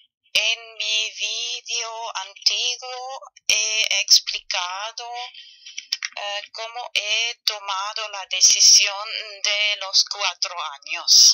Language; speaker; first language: Spanish; non-native, fluent; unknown